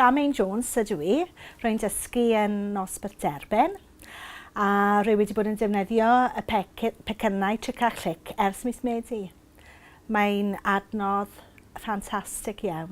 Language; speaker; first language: Welsh; native; Welsh